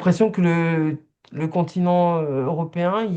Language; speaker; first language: French; native; French